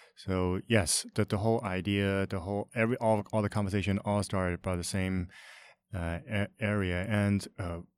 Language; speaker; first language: English; non-native, local second language; Cantonese